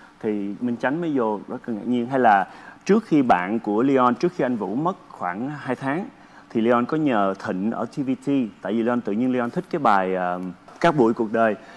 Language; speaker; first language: Vietnamese; early bilingual, heritage; Vietnamese